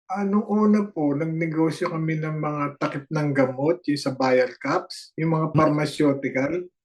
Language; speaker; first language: Filipino; native; Filipino